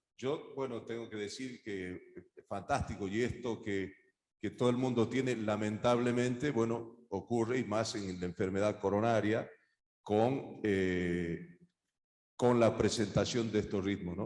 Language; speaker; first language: Spanish; native; Spanish